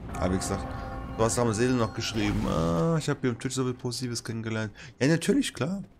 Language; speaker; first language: German; native; German